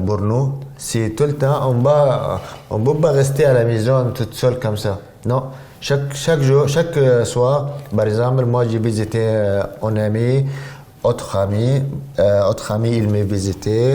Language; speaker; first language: French; non-native, learner; Arabic